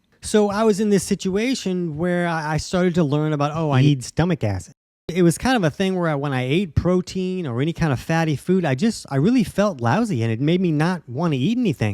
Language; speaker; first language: English; native; English